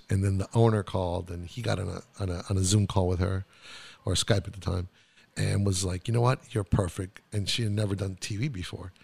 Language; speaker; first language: English; non-native, fluent; Spanish